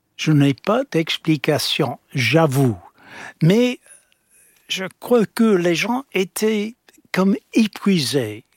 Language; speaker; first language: French; non-native, fluent; English